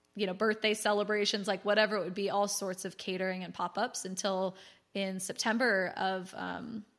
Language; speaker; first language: English; native; English